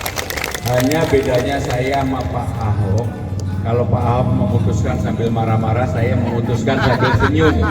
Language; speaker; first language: Indonesian; native; Indonesian